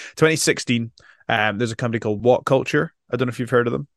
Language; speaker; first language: English; native; English